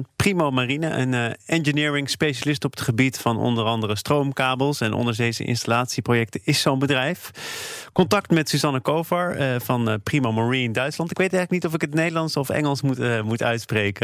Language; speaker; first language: Dutch; native; Dutch